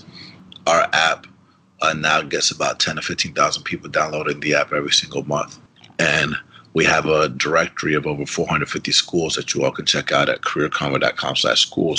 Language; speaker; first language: English; early bilingual, other home language; Spanish